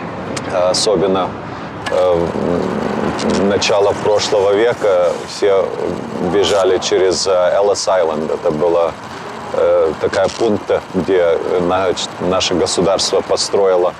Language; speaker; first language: Russian; early bilingual, heritage; Russian